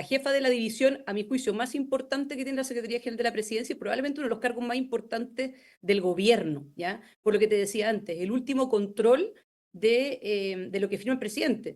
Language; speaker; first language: Spanish; native; Spanish